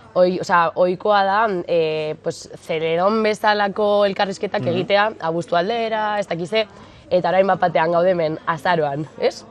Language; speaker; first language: Basque; non-native, local second language; Spanish